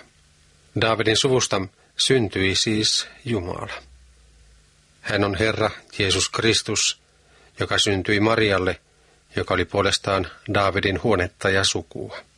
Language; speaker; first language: Finnish; native; Finnish